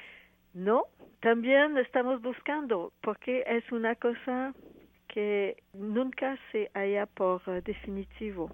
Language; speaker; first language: Spanish; non-native, fluent; French